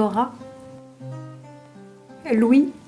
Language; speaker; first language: French; native; French